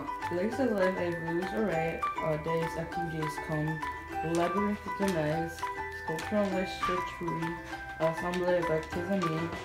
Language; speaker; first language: French; non-native, learner; English